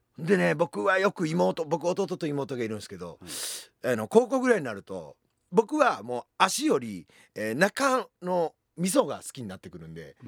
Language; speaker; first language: Japanese; native; Japanese